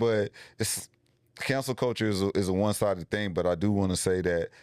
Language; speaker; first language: English; native; English